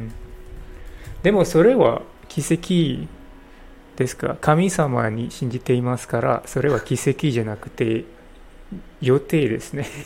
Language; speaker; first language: Japanese; non-native, learner; English